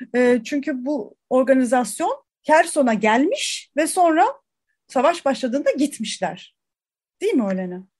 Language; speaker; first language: Turkish; native; Turkish